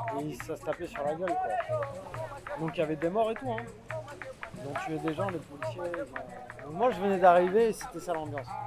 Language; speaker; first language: French; native; French